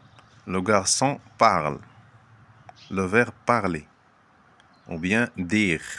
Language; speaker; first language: French; non-native, fluent; Arabic